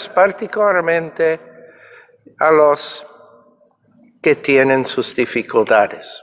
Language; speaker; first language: Spanish; non-native, fluent; English